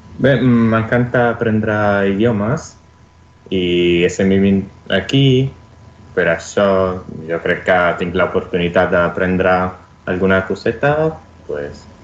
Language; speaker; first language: Catalan; non-native, learner; Italian